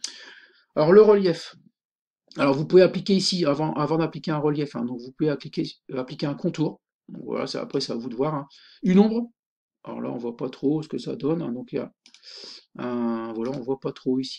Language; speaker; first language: French; native; French